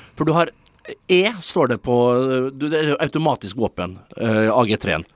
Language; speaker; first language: Norwegian; early bilingual, other home language; Dutch